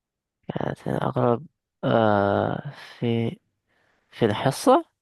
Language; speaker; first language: Arabic; non-native, learner; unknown